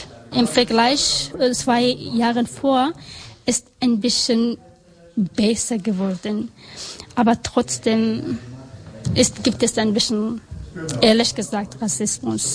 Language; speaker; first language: German; non-native, learner; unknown